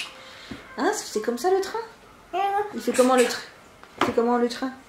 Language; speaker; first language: French; native; French